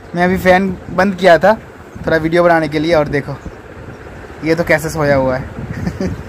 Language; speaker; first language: Hindi; non-native, local second language; Bangla